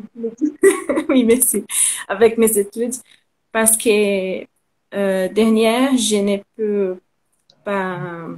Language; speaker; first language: French; non-native, learner; Portuguese